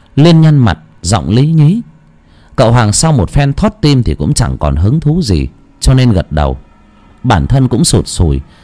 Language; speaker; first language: Vietnamese; non-native, local second language; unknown